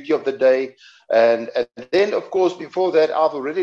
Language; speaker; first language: English; non-native, local second language; Afrikaans